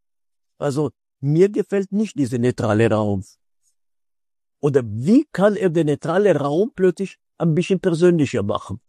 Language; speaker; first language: German; non-native, fluent; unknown